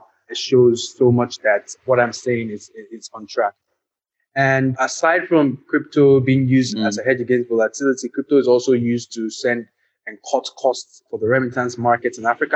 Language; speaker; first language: English; non-native, local second language; Yoruba